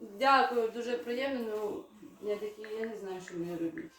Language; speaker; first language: Ukrainian; native; Ukrainian